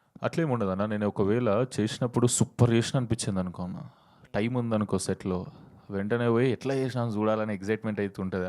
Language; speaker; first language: Telugu; native; Telugu